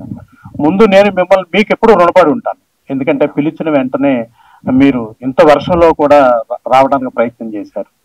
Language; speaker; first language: Telugu; native; Telugu